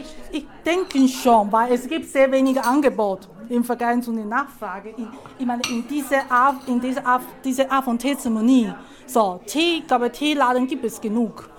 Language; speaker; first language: German; non-native, learner; Chinese